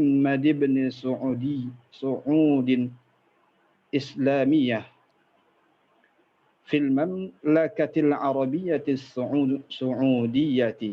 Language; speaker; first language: Arabic; non-native, learner; Indonesian